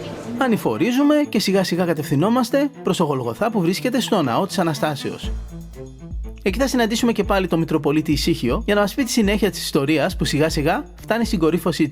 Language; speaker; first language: Greek; native; Greek